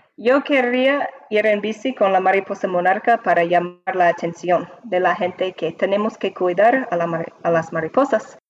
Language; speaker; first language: Spanish; non-native, learner; English